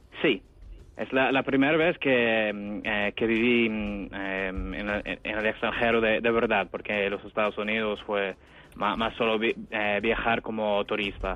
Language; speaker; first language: Spanish; non-native, fluent; English